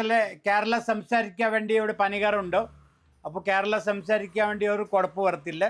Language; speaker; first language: Malayalam; non-native, local second language; Hindi